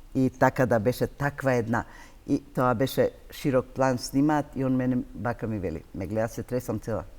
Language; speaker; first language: Macedonian; non-native, local second language; Turkish